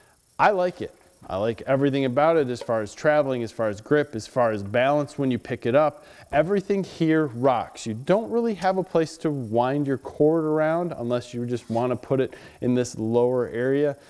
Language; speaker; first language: English; native; English